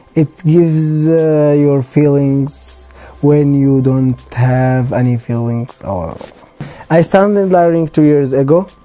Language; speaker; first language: English; non-native, learner; Arabic